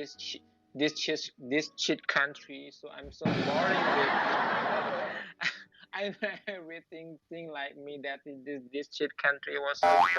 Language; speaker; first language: English; non-native, learner; Thai